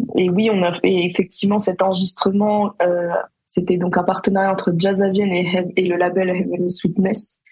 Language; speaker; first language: French; native; French